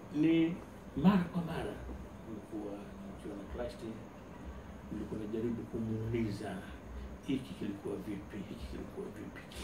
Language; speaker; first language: Swahili; native; Swahili